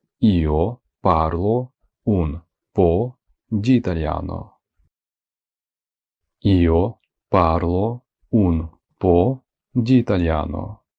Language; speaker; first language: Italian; non-native, fluent; Ukrainian